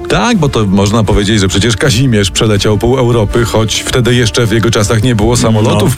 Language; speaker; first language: Polish; native; Polish